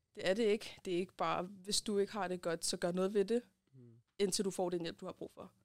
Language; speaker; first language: Danish; early bilingual, other home language; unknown